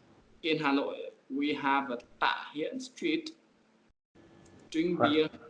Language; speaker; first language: English; non-native, learner; Vietnamese